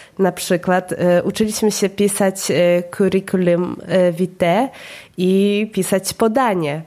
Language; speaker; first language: Polish; early bilingual, heritage; Polish